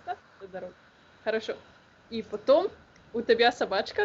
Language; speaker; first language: Russian; non-native, learner; Slovenian